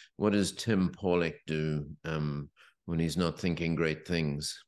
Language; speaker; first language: English; native; English